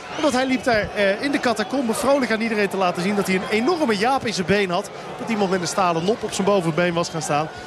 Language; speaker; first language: Dutch; native; Dutch